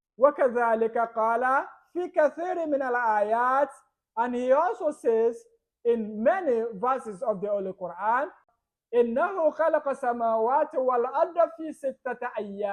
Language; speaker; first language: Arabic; non-native, fluent; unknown